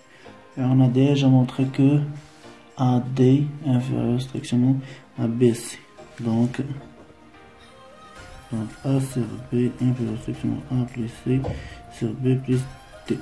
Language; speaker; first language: French; non-native, local second language; Arabic